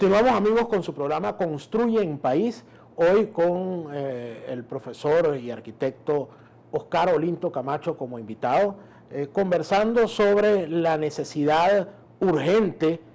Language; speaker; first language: Spanish; native; Spanish